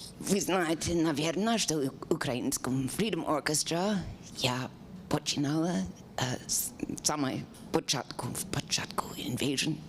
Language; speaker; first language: Ukrainian; non-native, learner; English